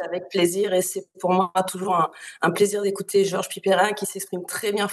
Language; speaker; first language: French; native; French